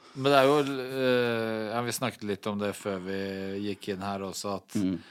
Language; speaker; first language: Norwegian; native; Norwegian